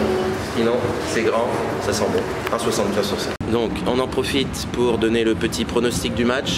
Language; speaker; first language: French; native; French